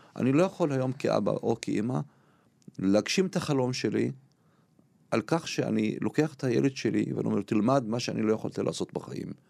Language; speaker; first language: Hebrew; non-native, local second language; Arabic